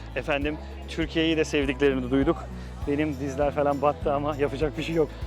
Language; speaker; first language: Turkish; native; Turkish